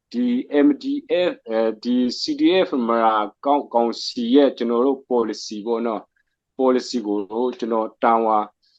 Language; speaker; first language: Burmese; non-native, local second language; Hakha Chin